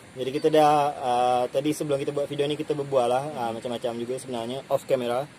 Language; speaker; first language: Malay; native; Malay